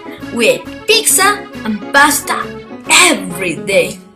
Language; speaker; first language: English; non-native, learner; Spanish